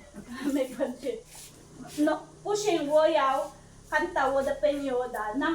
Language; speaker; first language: Chinese; non-native, learner; Filipino